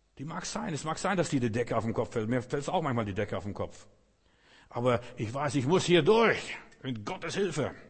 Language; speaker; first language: German; non-native, fluent; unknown